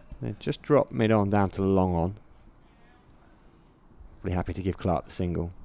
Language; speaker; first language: English; native; English